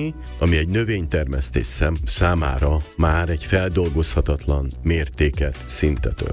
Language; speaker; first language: Hungarian; native; Hungarian